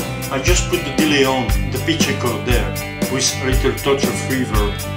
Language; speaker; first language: English; non-native, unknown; French